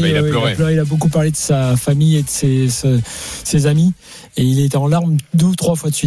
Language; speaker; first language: French; native; French